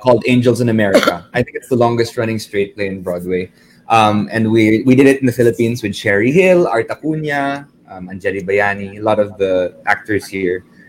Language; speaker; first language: English; early bilingual, other home language; Filipino